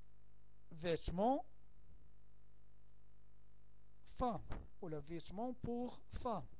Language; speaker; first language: French; non-native, local second language; Arabic